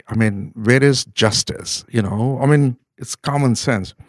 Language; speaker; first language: English; non-native, local second language; Urdu